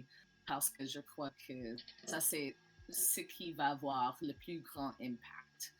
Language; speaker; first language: French; non-native, learner; English